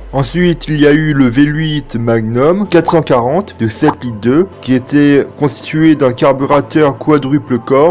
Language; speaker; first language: French; native; French